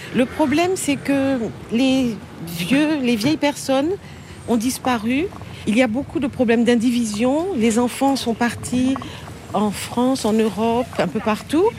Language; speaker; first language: French; native; French